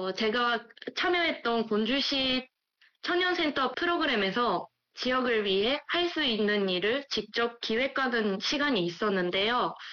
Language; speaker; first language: Korean; non-native, fluent; Japanese